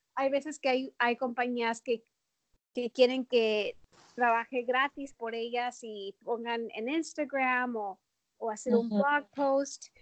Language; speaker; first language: Spanish; early bilingual, heritage; Spanish